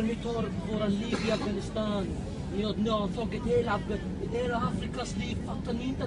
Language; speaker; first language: Swedish; non-native, learner; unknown